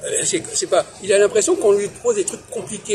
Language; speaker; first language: French; native; French